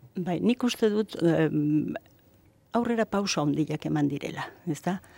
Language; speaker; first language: Basque; native; Basque